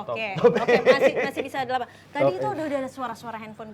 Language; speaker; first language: Indonesian; native; Indonesian